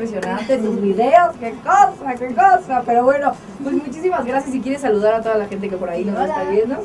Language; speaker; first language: Spanish; native; Spanish